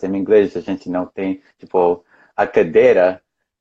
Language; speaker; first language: Portuguese; non-native, fluent; English